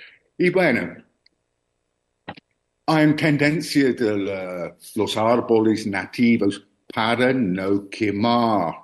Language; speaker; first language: Spanish; non-native, learner; English